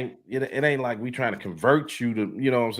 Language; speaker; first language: English; native; English